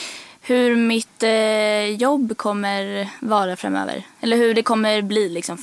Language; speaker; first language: Swedish; native; Swedish